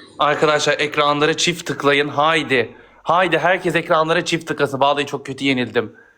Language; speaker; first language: Turkish; native; Turkish